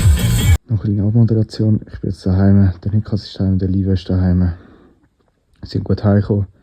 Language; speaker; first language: German; native; German